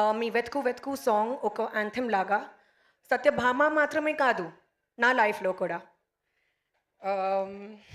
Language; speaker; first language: Telugu; non-native, local second language; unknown